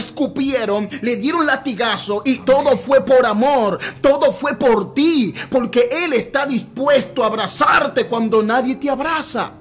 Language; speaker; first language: Spanish; native; Spanish